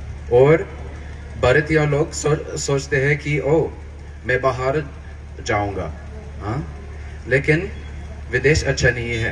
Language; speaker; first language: Hindi; non-native, learner; English